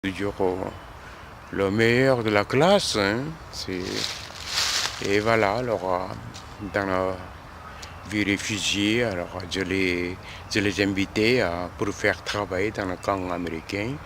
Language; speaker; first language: French; non-native, learner; Korean